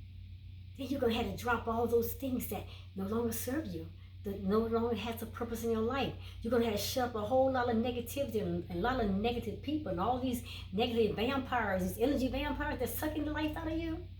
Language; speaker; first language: English; native; English